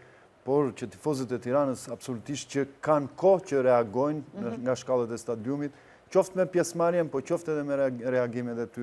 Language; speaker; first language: Albanian; native; Albanian